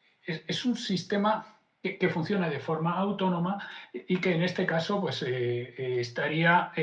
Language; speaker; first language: Spanish; native; Spanish